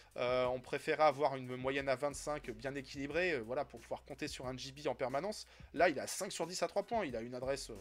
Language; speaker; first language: French; native; French